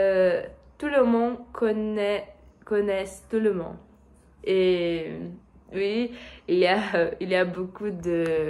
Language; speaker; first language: French; non-native, learner; Portuguese